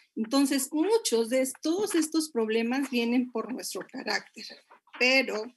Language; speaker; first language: Spanish; native; Spanish